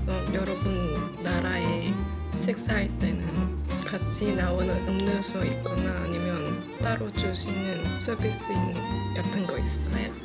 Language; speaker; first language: Korean; non-native, learner; Cantonese